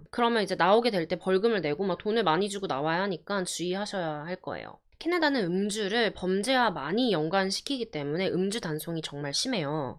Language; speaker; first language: Korean; early bilingual, heritage; Korean